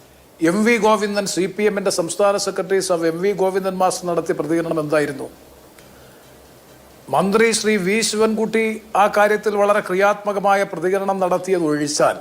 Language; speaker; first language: Malayalam; native; Malayalam